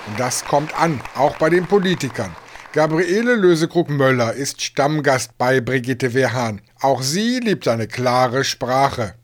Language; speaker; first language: German; native; German